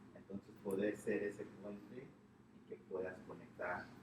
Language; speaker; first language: Spanish; early bilingual, heritage; Spanish